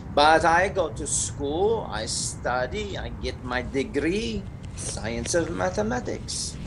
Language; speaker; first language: English; non-native, fluent; Russian